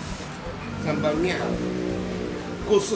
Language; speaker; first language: Indonesian; non-native, fluent; Japanese